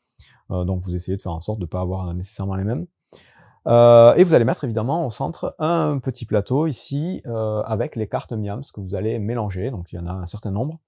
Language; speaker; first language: French; native; French